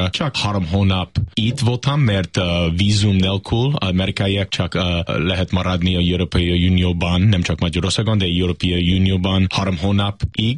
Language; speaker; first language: Hungarian; non-native, learner; English